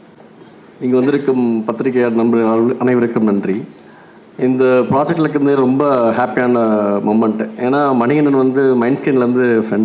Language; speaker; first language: Tamil; native; Tamil